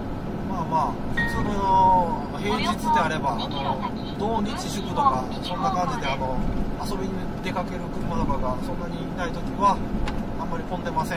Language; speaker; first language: Japanese; native; Japanese